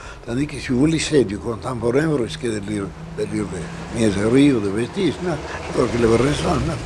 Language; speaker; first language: French; non-native, fluent; Spanish